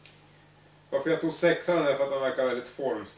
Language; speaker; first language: Swedish; native; Swedish